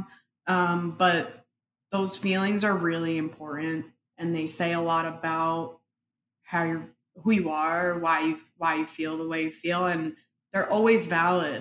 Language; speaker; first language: English; early bilingual, other home language; Spanish